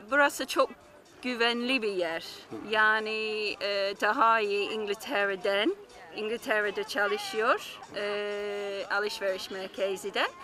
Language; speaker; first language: Turkish; non-native, learner; English